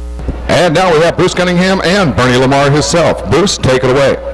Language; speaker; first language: English; native; English